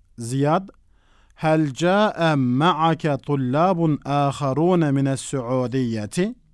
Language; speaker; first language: Arabic; non-native, fluent; Turkish